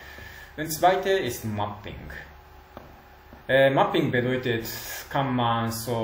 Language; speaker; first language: German; non-native, learner; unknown